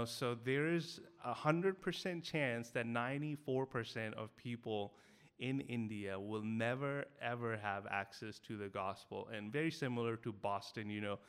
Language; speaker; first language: English; non-native, local second language; Hindi